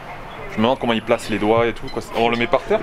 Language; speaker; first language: French; native; French